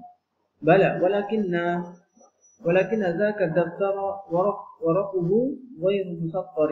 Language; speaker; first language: Arabic; non-native, fluent; Indonesian